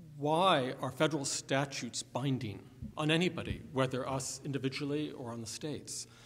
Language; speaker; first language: English; native; English